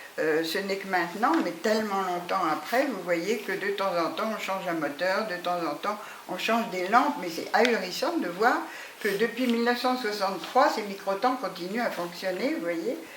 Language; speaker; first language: French; native; French